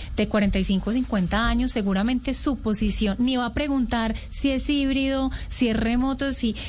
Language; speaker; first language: Spanish; native; Spanish